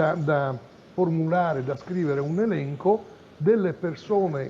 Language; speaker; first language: Italian; native; Italian